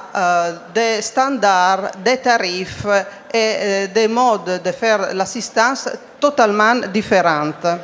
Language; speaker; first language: French; non-native, fluent; Italian